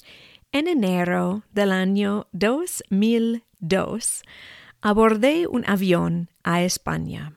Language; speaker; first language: Spanish; non-native, fluent; English